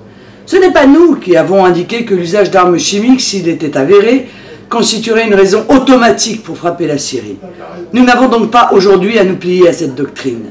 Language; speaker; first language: French; native; French